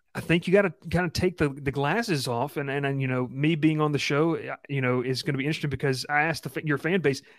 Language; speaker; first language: English; native; English